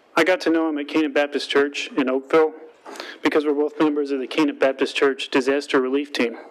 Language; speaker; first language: English; native; English